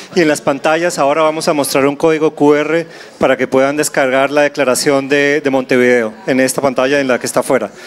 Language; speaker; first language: Spanish; native; Spanish